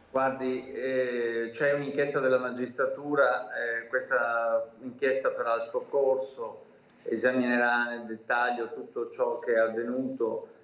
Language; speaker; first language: Italian; native; Italian